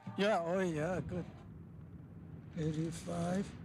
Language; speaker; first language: English; non-native, learner; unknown